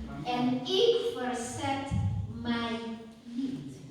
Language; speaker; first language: Dutch; non-native, fluent; Indonesian